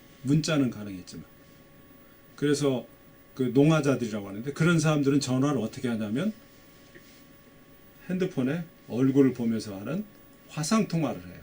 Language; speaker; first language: Korean; native; Korean